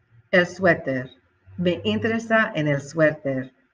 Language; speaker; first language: Spanish; non-native, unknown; English